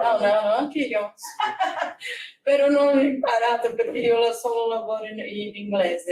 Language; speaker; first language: Italian; non-native, learner; Portuguese